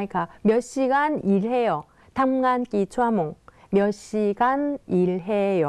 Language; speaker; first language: Thai; non-native, fluent; Korean